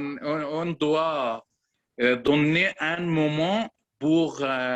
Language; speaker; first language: French; non-native, learner; Arabic